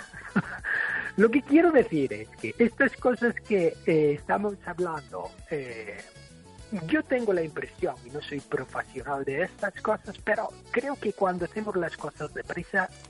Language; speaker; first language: Spanish; non-native, fluent; English